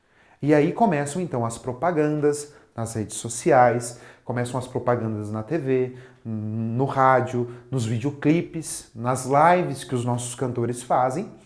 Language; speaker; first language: Portuguese; native; Portuguese